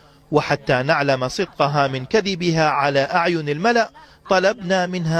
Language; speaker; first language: Arabic; native; Arabic